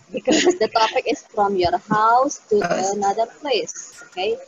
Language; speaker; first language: English; non-native, fluent; Indonesian